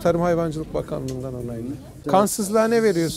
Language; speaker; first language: Turkish; native; Turkish